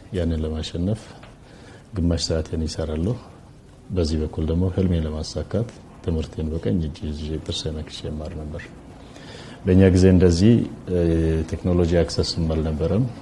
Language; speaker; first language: Amharic; non-native, local second language; Wolaytta